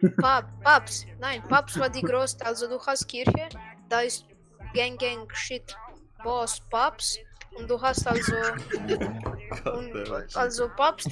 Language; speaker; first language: German; non-native, learner; Croatian